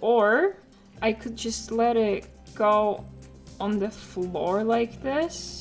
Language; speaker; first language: English; non-native, fluent; Polish